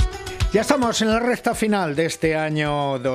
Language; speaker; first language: Spanish; native; Spanish